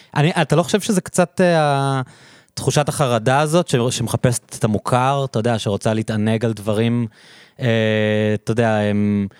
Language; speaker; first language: Hebrew; native; Hebrew